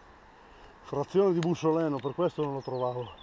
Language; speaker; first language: Italian; native; Italian